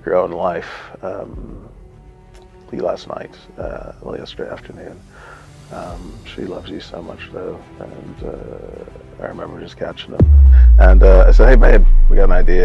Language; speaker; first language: English; native; English